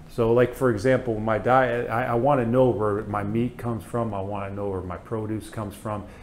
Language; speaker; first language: English; native; English